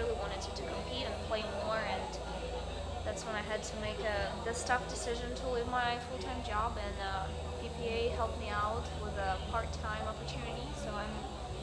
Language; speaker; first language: English; non-native, fluent; Russian